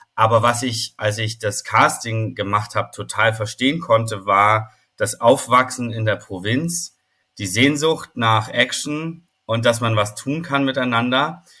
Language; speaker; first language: German; native; German